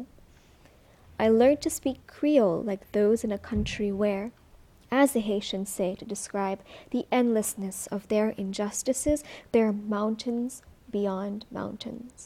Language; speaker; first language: English; early bilingual, other home language; Marathi